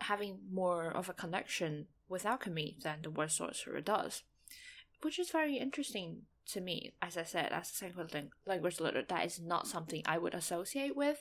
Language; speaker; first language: English; non-native, fluent; Chinese